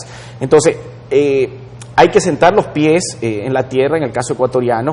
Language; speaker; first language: Spanish; native; Spanish